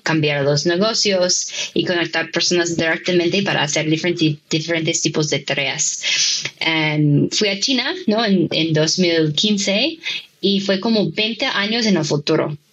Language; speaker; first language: Spanish; non-native, fluent; English